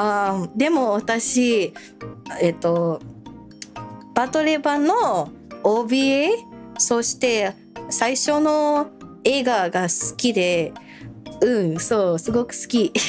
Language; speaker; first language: Japanese; non-native, learner; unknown